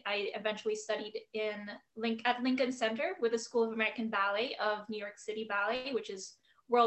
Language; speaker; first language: English; non-native, local second language; Filipino